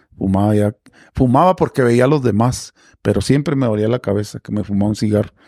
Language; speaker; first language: Spanish; native; Spanish